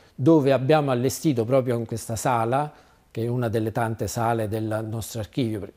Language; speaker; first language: Italian; native; Italian